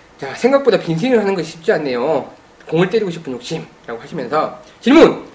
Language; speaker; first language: Korean; native; Korean